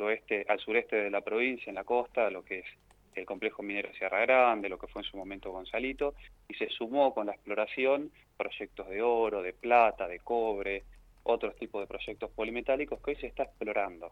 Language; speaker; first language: Spanish; native; Spanish